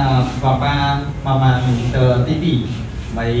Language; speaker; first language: Chinese; non-native, learner; Khmer